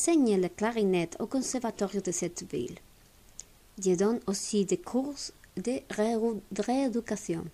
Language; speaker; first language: French; non-native, learner; Spanish